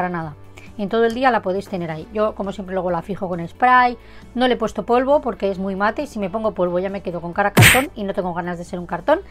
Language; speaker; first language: Spanish; native; Spanish